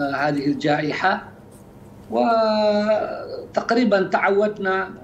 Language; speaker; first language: Arabic; non-native, fluent; Indonesian